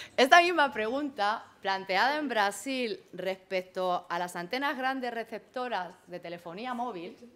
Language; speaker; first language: Spanish; native; Spanish